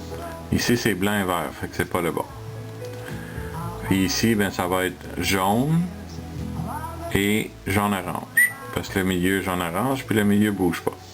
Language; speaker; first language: French; native; French